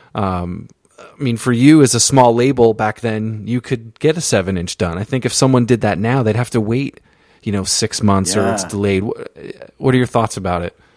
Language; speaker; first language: English; native; English